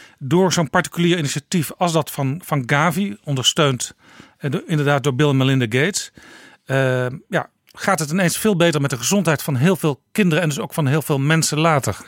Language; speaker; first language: Dutch; native; Dutch